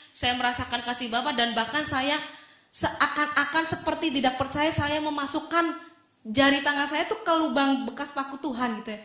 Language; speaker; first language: Indonesian; native; Indonesian